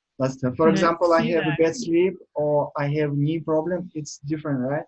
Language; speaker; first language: English; non-native, learner; Russian